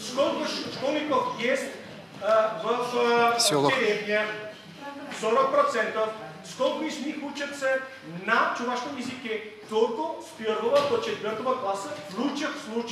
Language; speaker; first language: Russian; non-native, fluent; Catalan